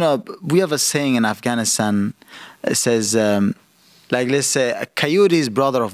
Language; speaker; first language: English; non-native, fluent; Persian